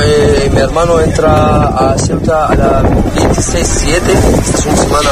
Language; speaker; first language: Spanish; non-native, learner; Arabic